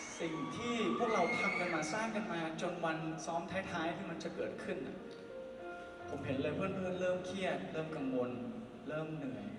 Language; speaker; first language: Thai; native; Thai